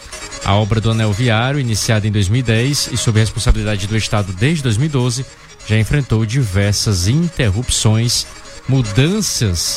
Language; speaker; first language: Portuguese; native; Portuguese